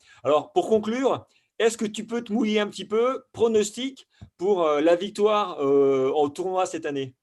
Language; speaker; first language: French; native; French